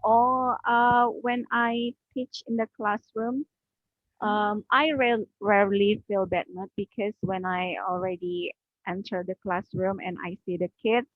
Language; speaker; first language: English; non-native, learner; Indonesian